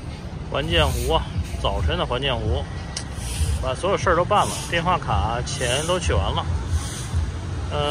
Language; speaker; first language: Chinese; native; Chinese